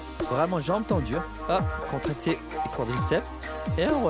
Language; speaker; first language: French; native; French